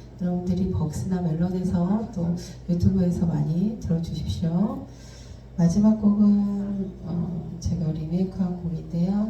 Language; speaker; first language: Korean; native; Korean